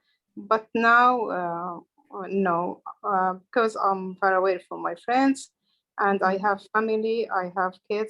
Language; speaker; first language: English; non-native, learner; Arabic